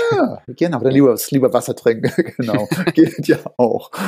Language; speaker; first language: German; native; German